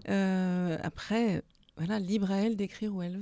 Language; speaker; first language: French; native; French